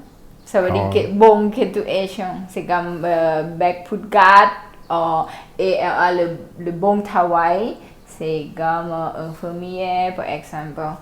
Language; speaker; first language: French; non-native, learner; Thai